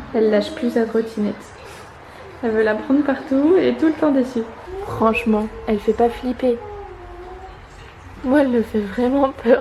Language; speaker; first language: French; native; French